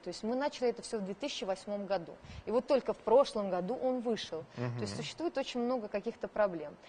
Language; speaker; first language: Russian; native; Russian